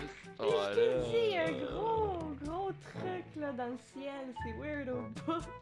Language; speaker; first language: French; native; French